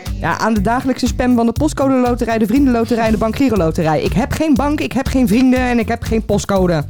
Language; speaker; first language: Dutch; native; Dutch